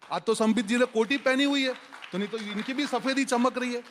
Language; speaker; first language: Hindi; non-native, local second language; Gujarati